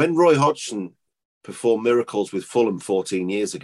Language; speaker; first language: English; native; English